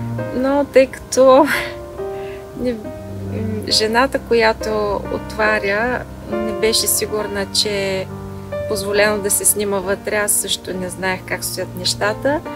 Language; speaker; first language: Bulgarian; native; Bulgarian